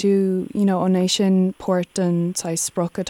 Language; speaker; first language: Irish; non-native, local second language; English